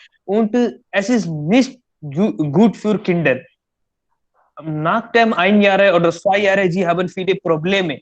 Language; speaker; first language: German; non-native, learner; Hindi